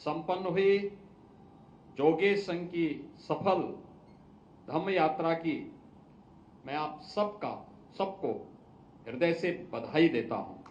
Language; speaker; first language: Hindi; native; Hindi